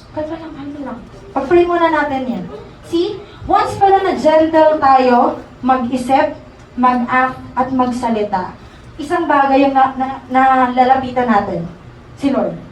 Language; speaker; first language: Filipino; native; Filipino